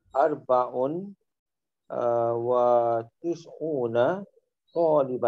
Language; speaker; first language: Arabic; non-native, learner; Malay